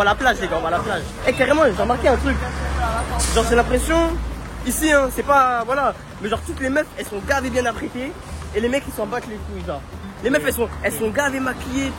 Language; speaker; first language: French; native; French